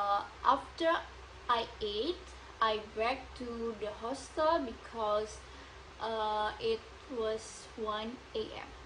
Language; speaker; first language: English; non-native, learner; Indonesian